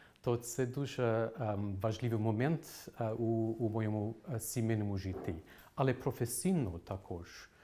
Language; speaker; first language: Ukrainian; non-native, fluent; English